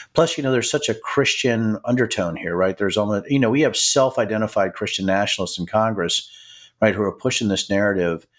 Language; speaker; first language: English; native; English